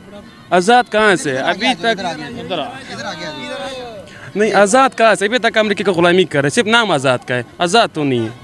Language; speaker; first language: Hindi; non-native, learner; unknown